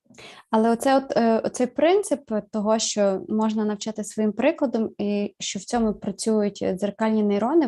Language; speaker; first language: Ukrainian; native; Ukrainian